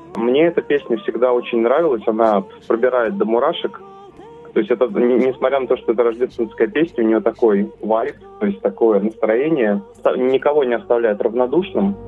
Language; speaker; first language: Russian; native; Russian